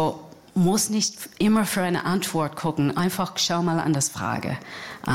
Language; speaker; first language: German; non-native, fluent; English